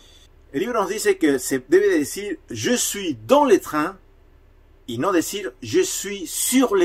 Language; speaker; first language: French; non-native, fluent; Spanish